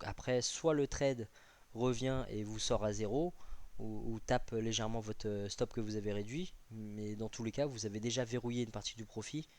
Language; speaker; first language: French; native; French